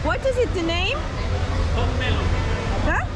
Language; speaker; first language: English; non-native, learner; Turkish